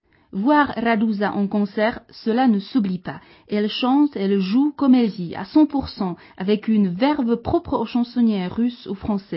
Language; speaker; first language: French; native; French